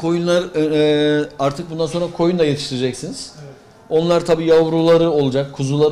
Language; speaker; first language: Turkish; native; Turkish